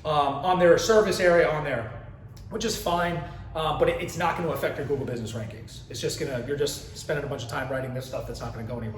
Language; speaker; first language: English; native; English